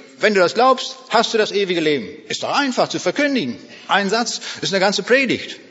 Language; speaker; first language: German; native; German